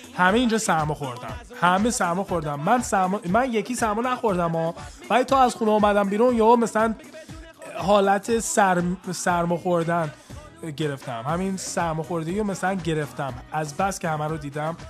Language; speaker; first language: Persian; early bilingual, heritage; English